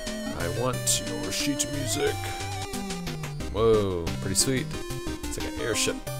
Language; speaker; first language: English; native; English